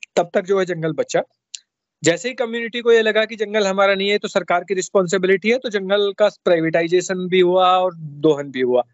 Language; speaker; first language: Hindi; native; Hindi